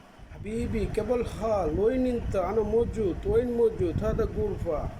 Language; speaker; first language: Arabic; non-native, learner; Bangla